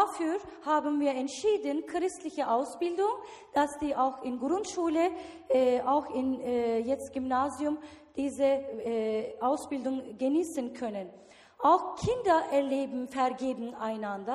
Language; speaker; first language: German; non-native, learner; Turkish